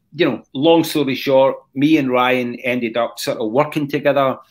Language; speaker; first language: English; native; English